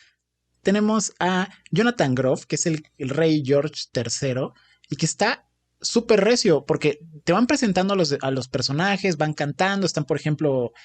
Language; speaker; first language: Spanish; native; Spanish